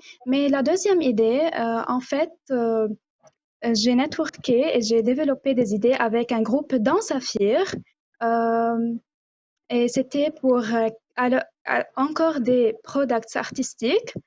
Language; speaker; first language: French; non-native, local second language; Arabic